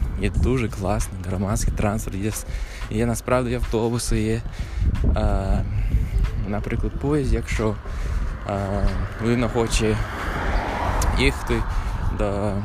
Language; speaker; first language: Ukrainian; non-native, fluent; English